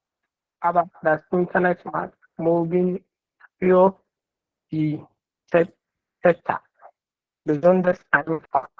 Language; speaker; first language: German; non-native, learner; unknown